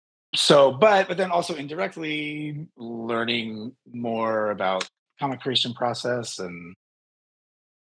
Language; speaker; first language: English; native; English